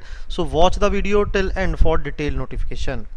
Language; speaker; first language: English; non-native, local second language; Hindi